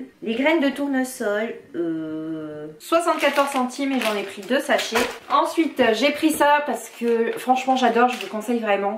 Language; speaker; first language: French; native; French